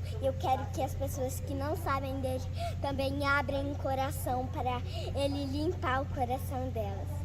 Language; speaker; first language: Portuguese; non-native, local second language; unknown